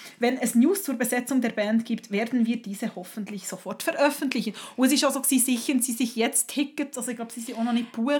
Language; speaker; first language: German; native; German